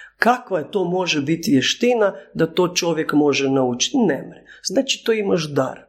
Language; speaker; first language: Croatian; native; Croatian